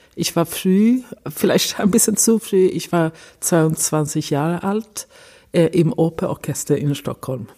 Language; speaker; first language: German; non-native, fluent; Swedish